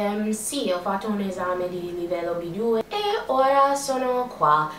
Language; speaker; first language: Italian; non-native, fluent; English